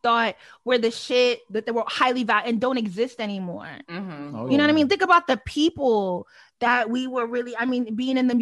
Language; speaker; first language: English; native; English